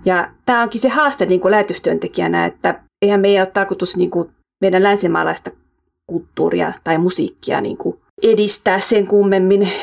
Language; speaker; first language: Finnish; early bilingual, heritage; Finnish